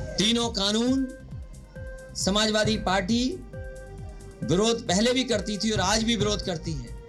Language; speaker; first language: Hindi; native; Hindi